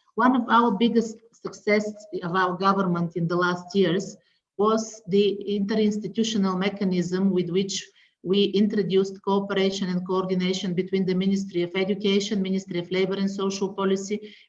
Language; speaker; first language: English; non-native, fluent; Bulgarian